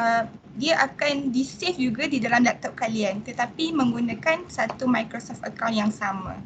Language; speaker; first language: Malay; native; Malay